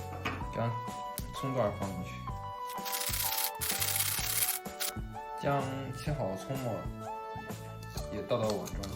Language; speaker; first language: Chinese; native; Chinese